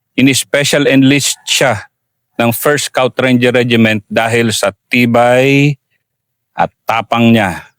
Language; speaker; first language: Filipino; native; Filipino